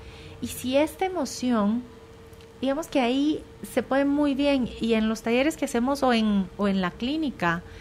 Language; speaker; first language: Spanish; native; Spanish